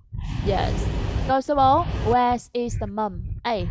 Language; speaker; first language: English; non-native, fluent; Vietnamese